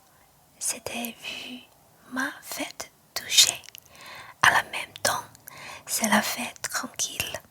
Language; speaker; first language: French; non-native, learner; Chinese